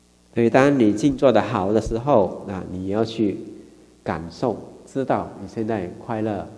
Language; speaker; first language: Chinese; native; Chinese